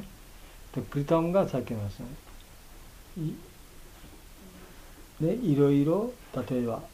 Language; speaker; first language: Japanese; non-native, learner; Bangla